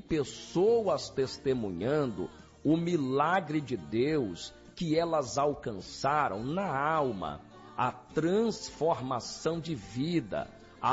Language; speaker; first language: Portuguese; native; Portuguese